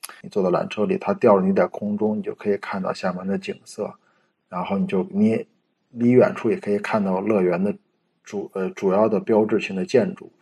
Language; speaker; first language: Chinese; native; Chinese